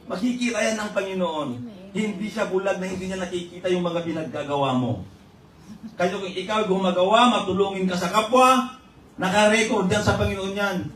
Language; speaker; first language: Filipino; non-native, local second language; Iloko